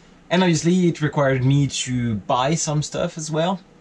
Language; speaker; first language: English; non-native, fluent; French